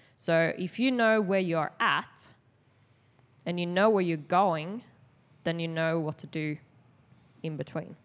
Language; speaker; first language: English; non-native, fluent; Swedish